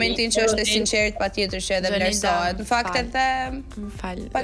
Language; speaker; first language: Albanian; native; Albanian